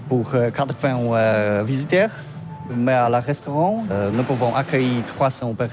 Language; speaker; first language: French; non-native, learner; Polish